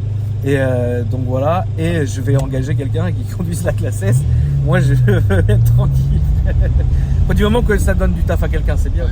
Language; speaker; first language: French; native; French